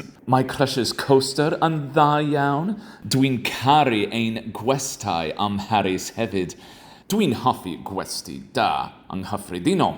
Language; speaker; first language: Welsh; non-native, learner; English